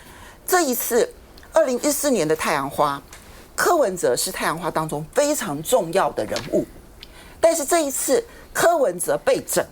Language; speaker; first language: Chinese; native; Chinese